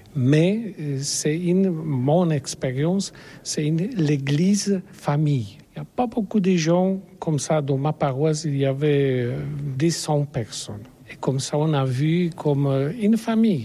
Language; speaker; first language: French; non-native, learner; Polish